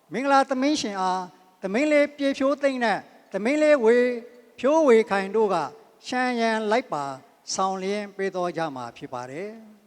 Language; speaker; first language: Burmese; native; Burmese